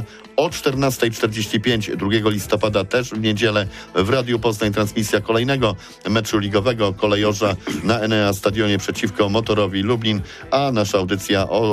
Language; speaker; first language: Polish; native; Polish